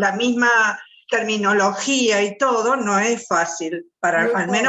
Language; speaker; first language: Spanish; native; Spanish